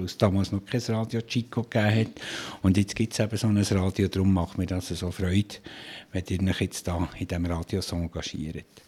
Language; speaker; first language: German; native; German